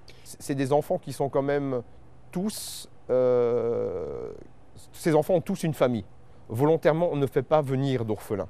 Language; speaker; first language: French; native; French